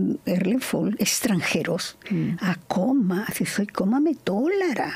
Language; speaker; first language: Icelandic; non-native, learner; Spanish